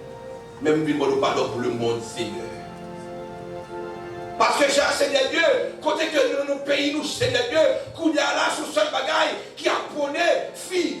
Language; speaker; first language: French; non-native, local second language; Haitian Creole